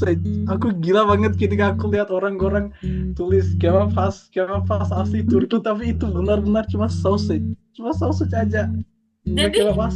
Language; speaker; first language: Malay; non-native, fluent; Turkish